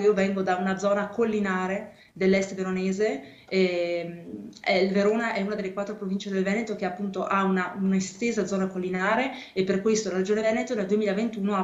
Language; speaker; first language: Italian; native; Italian